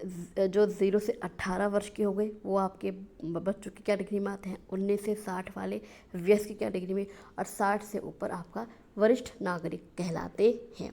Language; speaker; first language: Hindi; native; Hindi